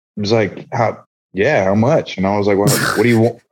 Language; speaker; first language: English; native; English